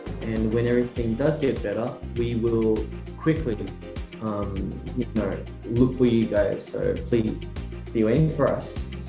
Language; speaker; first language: English; native; English